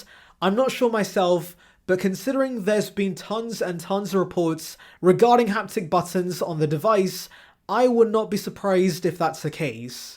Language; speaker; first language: English; native; English